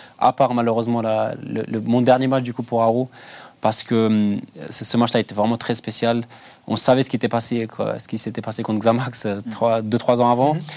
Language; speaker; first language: French; early bilingual, other home language; Albanian